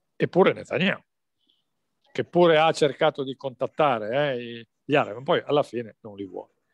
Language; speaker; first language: Italian; native; Italian